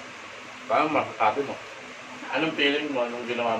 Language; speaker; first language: Filipino; native; Filipino